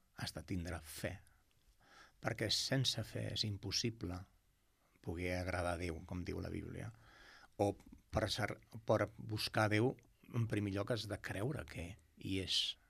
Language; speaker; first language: Catalan; non-native, local second language; Spanish